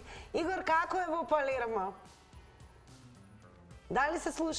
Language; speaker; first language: Macedonian; native; Macedonian